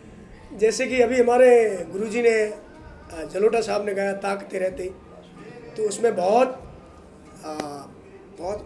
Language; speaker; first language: Hindi; non-native, local second language; Rajasthani